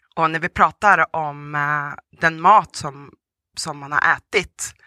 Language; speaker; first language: Swedish; early bilingual, other home language; Russian